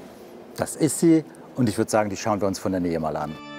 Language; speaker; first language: German; native; German